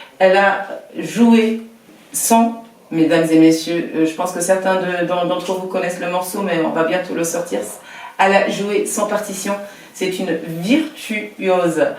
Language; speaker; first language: French; native; French